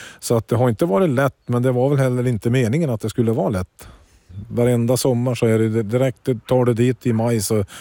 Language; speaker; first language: Swedish; native; Swedish